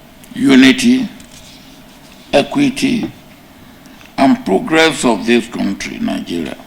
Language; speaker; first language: English; non-native, local second language; Yoruba